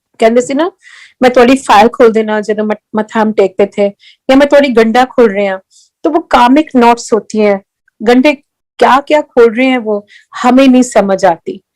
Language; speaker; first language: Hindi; early bilingual, heritage; Hindi